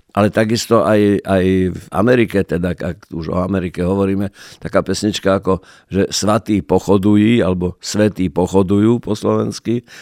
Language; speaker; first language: Slovak; native; Slovak